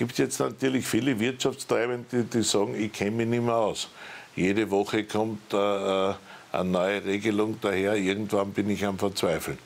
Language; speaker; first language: German; native; German